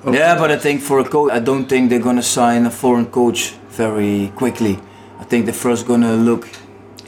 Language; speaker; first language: English; non-native, fluent; Dutch